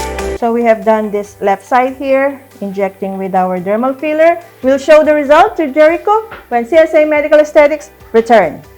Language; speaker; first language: English; non-native, local second language; Filipino